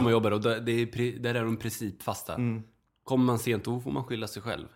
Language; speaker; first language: Swedish; native; Swedish